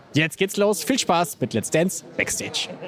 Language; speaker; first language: German; native; German